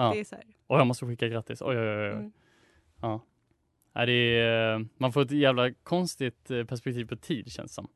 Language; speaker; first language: Swedish; native; Swedish